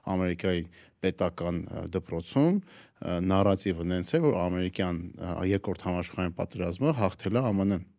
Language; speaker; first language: Armenian; native; Armenian